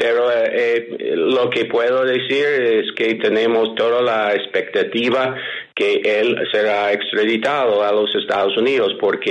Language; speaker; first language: Spanish; non-native, fluent; English